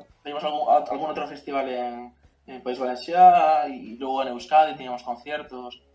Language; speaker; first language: Spanish; native; Spanish